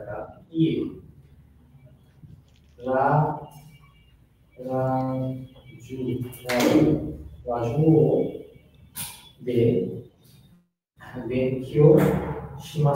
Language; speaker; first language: Japanese; non-native, learner; Bangla